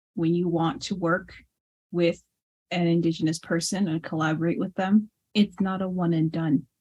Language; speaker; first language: English; early bilingual, other home language; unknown